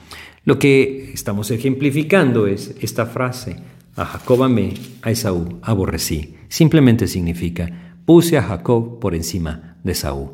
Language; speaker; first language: Spanish; native; Spanish